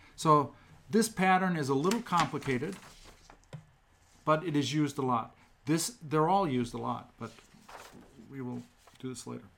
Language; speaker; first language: English; native; English